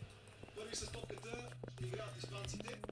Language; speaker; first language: Bulgarian; native; Bulgarian